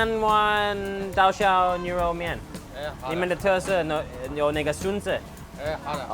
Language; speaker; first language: Chinese; non-native, learner; English